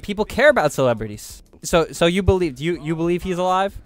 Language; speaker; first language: English; native; English